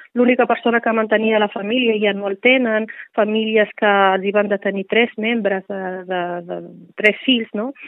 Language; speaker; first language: Catalan; non-native, fluent; Riffian